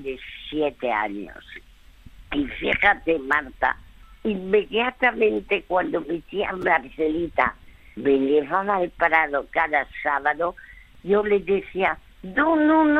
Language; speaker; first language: Spanish; early bilingual, other home language; French